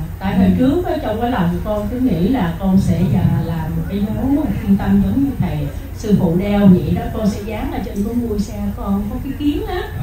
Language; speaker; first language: Vietnamese; native; Vietnamese